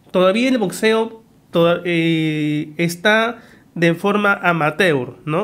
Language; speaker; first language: Spanish; native; Spanish